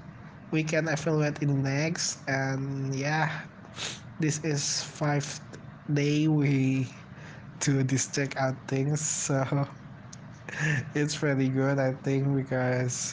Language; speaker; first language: English; non-native, learner; Indonesian